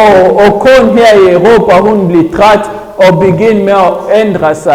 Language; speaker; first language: Danish; non-native, fluent; French